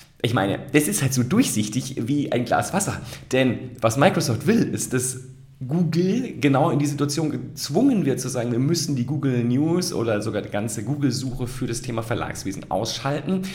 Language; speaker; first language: German; native; German